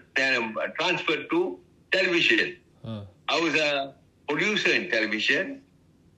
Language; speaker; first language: English; non-native, local second language; Tamil